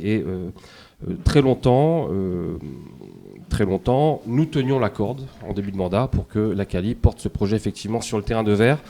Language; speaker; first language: French; native; French